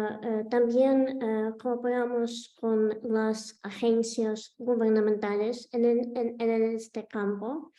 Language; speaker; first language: Spanish; non-native, fluent; Ukrainian